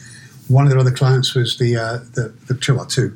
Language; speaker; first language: English; native; English